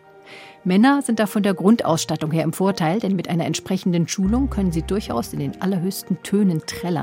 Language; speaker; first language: German; native; German